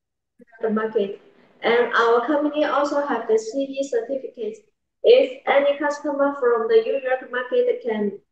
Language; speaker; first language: English; non-native, learner; Chinese